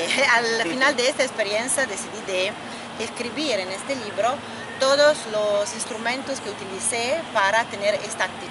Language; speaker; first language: Spanish; non-native, fluent; Italian